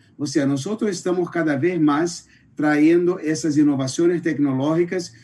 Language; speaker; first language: Spanish; non-native, fluent; Portuguese